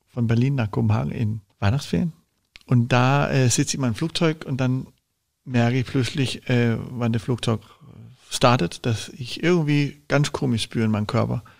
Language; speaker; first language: German; non-native, fluent; Danish